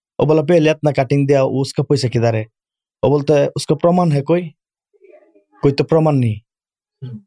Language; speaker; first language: Urdu; non-native, learner; Bangla